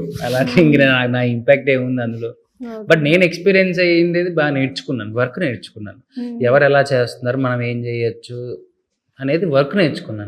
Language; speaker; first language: Telugu; native; Telugu